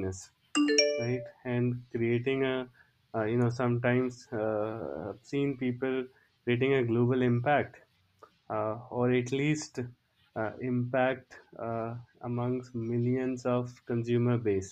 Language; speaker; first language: English; non-native, local second language; Hindi